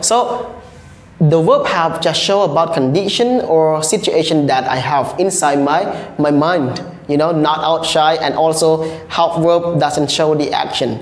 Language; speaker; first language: English; non-native, learner; Khmer